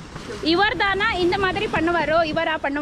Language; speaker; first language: Tamil; non-native, learner; Kannada